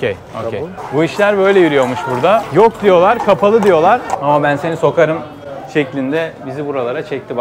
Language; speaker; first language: Turkish; native; Turkish